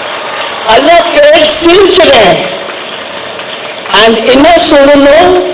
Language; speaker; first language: Tamil; non-native, learner; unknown